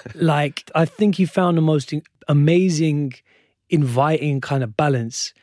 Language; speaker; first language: English; non-native, local second language; Urdu